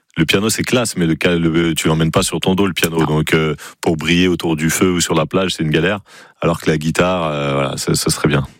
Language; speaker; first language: French; native; French